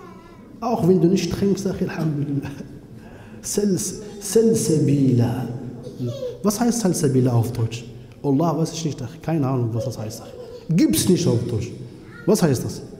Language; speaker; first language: German; non-native, fluent; Arabic